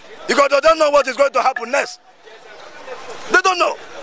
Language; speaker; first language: English; non-native, local second language; Igbo